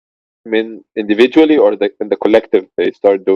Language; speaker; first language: English; non-native, fluent; Arabic